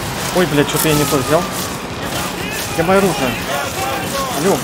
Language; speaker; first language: Russian; native; Russian